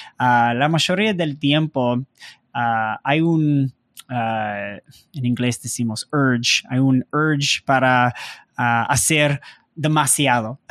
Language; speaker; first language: Spanish; non-native, learner; English